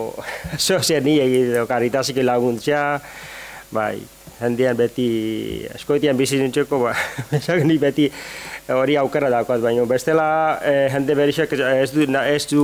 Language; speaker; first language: Basque; non-native, learner; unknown